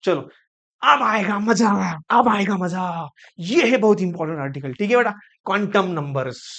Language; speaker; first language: Hindi; non-native, local second language; Marathi